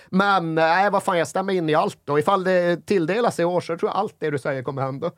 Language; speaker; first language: Swedish; native; Swedish